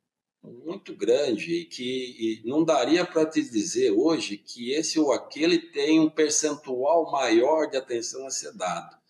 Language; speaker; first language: Portuguese; native; Portuguese